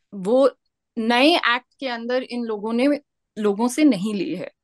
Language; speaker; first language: Hindi; native; Hindi